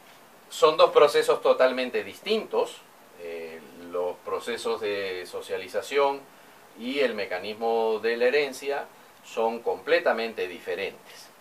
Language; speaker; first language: Spanish; native; Spanish